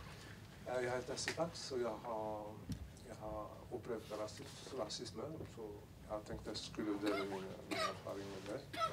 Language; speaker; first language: Norwegian; non-native, learner; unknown